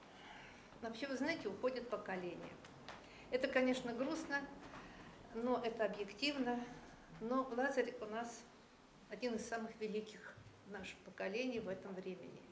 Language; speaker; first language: Russian; native; Russian